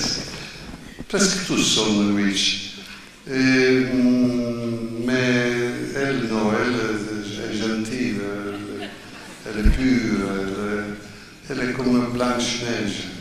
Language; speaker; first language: French; non-native, fluent; Italian